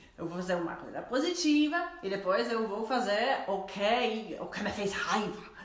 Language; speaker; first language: Portuguese; non-native, fluent; Polish